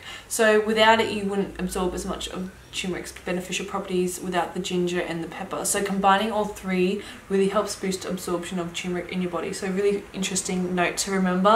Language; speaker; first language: English; native; English